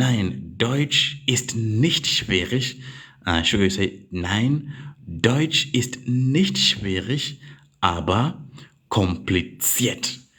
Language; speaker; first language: German; non-native, learner; English